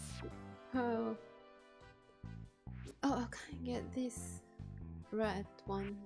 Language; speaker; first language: English; non-native, learner; Japanese